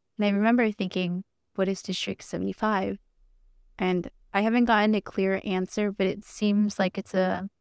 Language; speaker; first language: English; early bilingual, other home language; Spanish